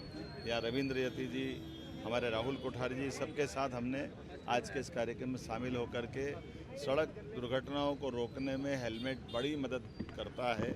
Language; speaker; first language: Hindi; native; Hindi